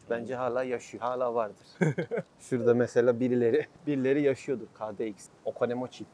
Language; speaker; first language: Turkish; native; Turkish